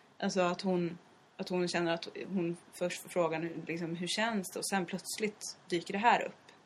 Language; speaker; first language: Swedish; native; Swedish